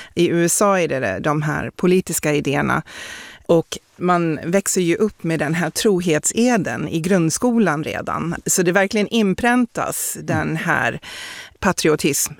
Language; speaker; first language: Swedish; non-native, fluent; English